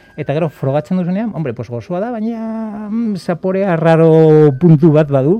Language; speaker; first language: Basque; native; Basque